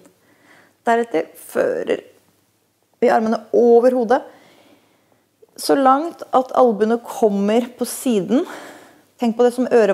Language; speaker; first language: Norwegian; native; Norwegian